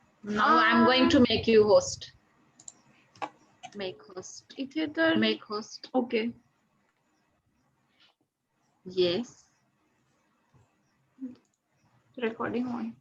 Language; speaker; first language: English; non-native, fluent; Marathi